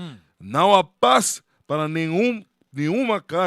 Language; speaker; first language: Portuguese; non-native, learner; Spanish